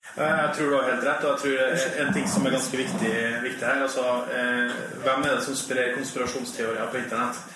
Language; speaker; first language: Norwegian; native; Norwegian